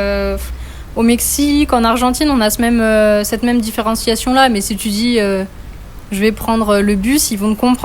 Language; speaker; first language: French; native; French